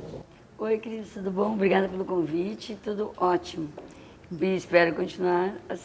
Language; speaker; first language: Portuguese; native; Portuguese